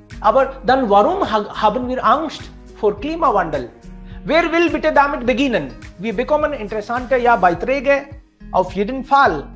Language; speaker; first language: German; non-native, fluent; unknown